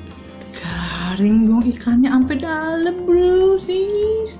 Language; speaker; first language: Indonesian; native; Indonesian